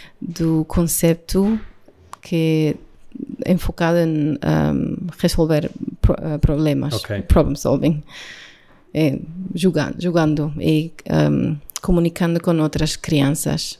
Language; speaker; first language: Portuguese; non-native, learner; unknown